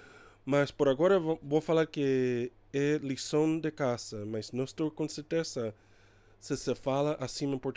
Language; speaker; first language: Portuguese; non-native, learner; English